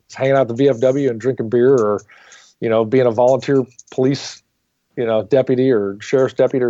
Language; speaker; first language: English; native; English